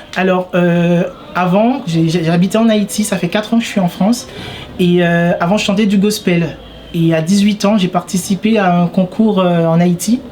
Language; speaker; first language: French; non-native, local second language; Haitian Creole